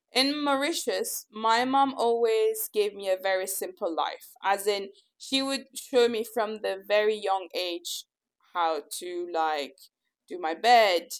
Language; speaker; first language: English; early bilingual, other home language; French